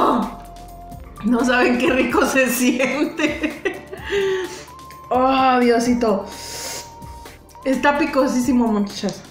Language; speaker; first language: Spanish; native; Spanish